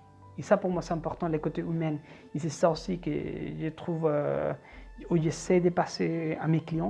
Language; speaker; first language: French; non-native, fluent; Spanish